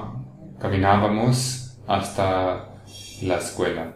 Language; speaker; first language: Spanish; non-native, learner; English